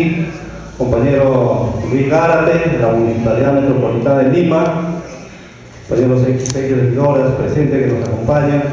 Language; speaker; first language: Spanish; native; Spanish